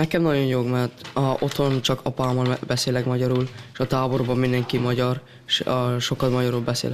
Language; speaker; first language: Hungarian; early bilingual, heritage; German